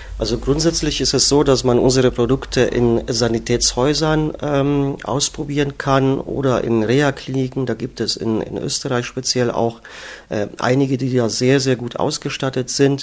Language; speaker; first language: German; native; German